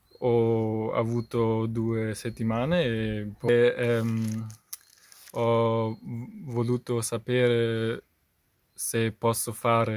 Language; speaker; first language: Italian; non-native, learner; German